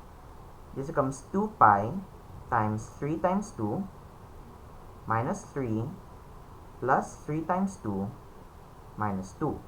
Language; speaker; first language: English; non-native, local second language; Filipino